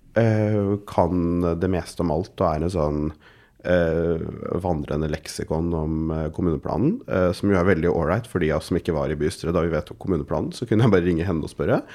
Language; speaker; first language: Norwegian; early bilingual, other home language; Urdu